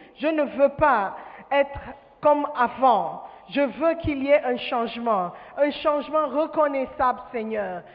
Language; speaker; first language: French; non-native, fluent; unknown